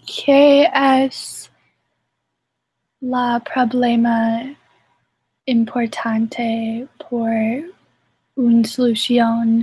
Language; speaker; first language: Spanish; non-native, learner; English